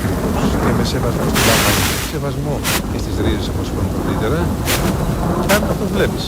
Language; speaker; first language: Greek; native; Greek